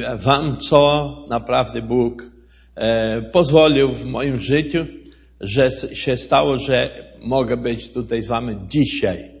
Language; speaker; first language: Polish; non-native, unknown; Portuguese